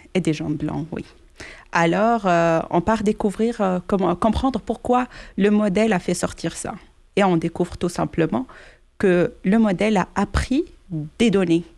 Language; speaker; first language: French; non-native, local second language; Arabic